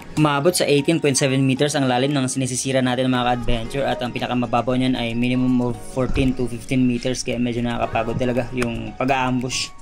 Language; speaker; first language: Filipino; non-native, local second language; Cebuano